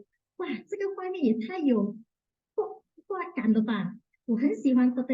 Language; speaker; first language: Chinese; native; Chinese